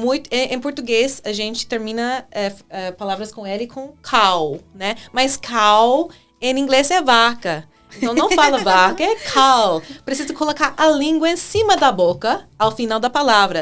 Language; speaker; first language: Portuguese; non-native, fluent; English